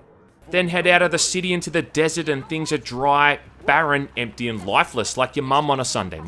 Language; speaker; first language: English; native; English